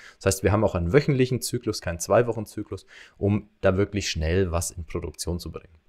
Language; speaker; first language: German; native; German